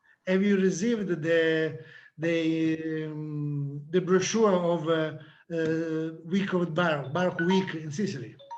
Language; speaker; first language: English; non-native, learner; Italian